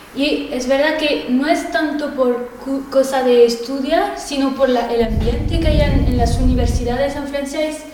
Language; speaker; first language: Spanish; non-native, fluent; French